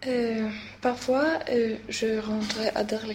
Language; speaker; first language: French; non-native, learner; Swedish